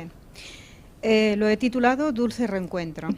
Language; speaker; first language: Spanish; native; Spanish